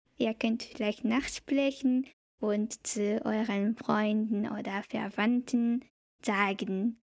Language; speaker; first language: German; non-native, fluent; Japanese